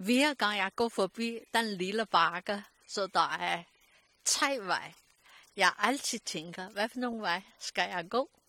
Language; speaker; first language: Danish; non-native, learner; Chinese